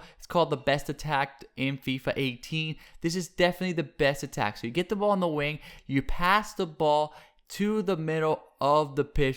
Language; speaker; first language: English; native; English